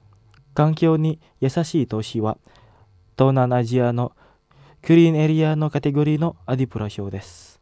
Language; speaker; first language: Japanese; non-native, fluent; Indonesian